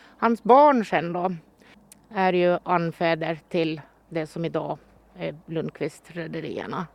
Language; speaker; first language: Swedish; native; Swedish